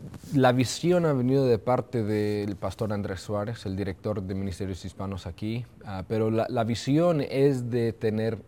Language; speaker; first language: Spanish; early bilingual, heritage; Spanish